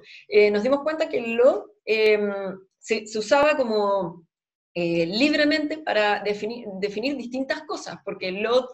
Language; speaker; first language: Spanish; native; Spanish